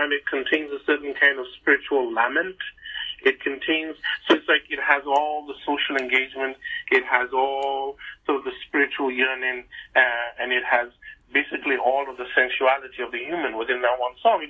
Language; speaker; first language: English; non-native, local second language; Igbo